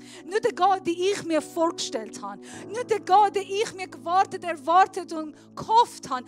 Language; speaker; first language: German; non-native, fluent; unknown